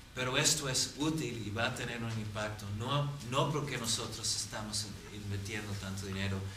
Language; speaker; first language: Spanish; non-native, fluent; English